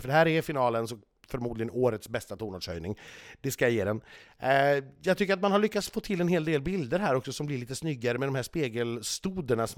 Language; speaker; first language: Swedish; native; Swedish